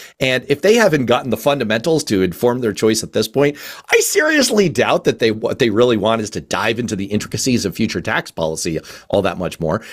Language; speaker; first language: English; native; English